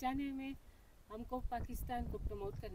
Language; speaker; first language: Hindi; early bilingual, heritage; Hindi